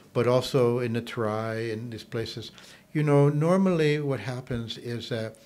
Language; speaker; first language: English; native; English